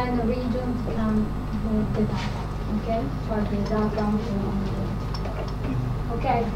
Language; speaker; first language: English; non-native, fluent; Italian